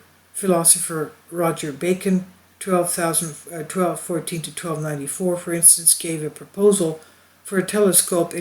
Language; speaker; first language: English; non-native, fluent; Greek